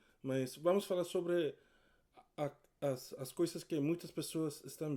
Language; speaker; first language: Portuguese; non-native, learner; English